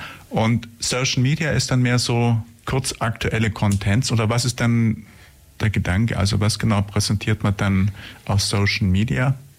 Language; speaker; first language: German; native; German